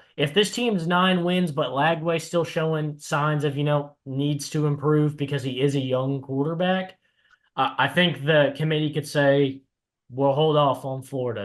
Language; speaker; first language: English; native; English